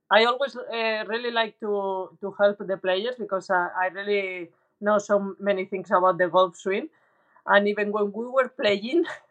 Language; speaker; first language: English; non-native, learner; Spanish